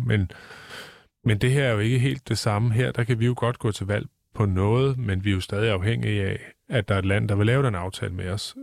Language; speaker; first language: Danish; native; Danish